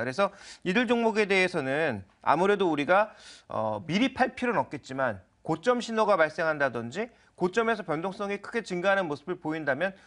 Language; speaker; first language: Korean; native; Korean